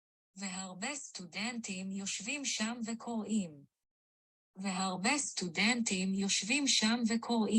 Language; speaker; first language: Hebrew; non-native, learner; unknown